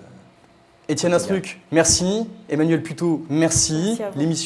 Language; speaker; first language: French; native; French